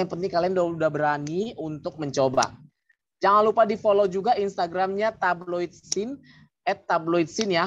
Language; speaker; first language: Indonesian; native; Indonesian